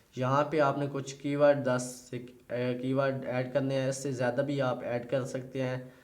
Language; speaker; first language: Urdu; non-native, local second language; Punjabi